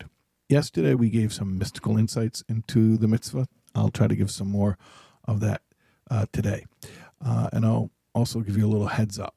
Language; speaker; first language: English; native; English